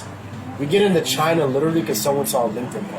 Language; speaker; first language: English; native; English